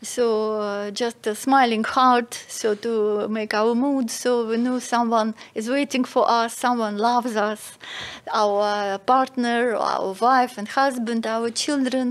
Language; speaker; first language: English; non-native, fluent; Russian